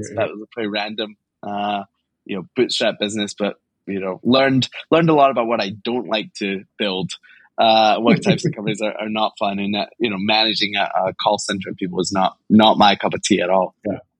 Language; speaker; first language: English; native; English